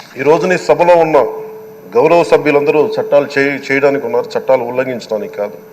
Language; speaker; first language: Telugu; native; Telugu